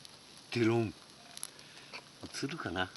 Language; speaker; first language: Japanese; native; Japanese